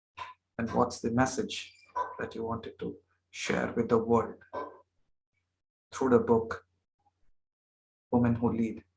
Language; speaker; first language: English; non-native, local second language; Hindi